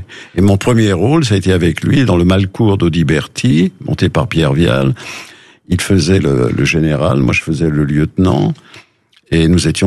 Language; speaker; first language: French; native; French